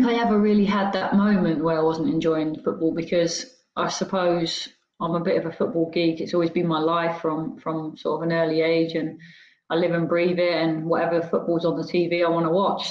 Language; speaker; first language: English; native; English